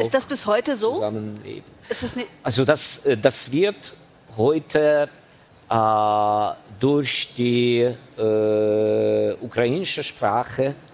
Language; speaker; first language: German; non-native, fluent; Ukrainian